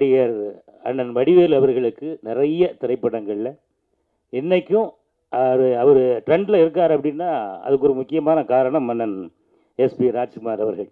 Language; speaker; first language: Tamil; native; Tamil